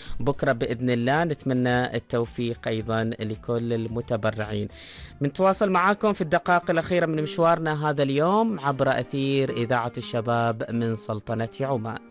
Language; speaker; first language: Arabic; native; Arabic